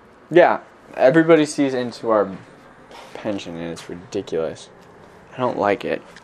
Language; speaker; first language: English; native; English